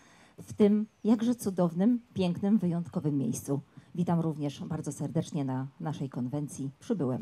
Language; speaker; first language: Polish; native; Polish